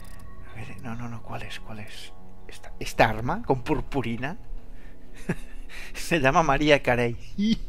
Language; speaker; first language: Spanish; native; Spanish